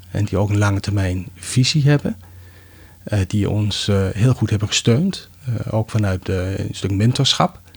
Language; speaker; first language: Dutch; non-native, fluent; Danish